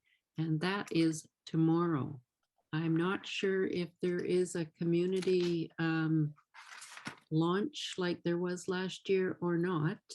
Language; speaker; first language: English; native; English